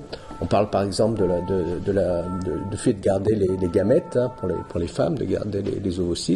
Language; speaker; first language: French; native; French